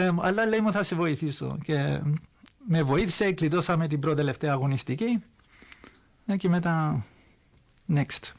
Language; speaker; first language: Greek; early bilingual, heritage; Greek